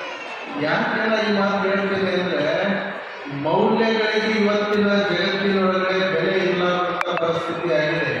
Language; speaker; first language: Kannada; native; Kannada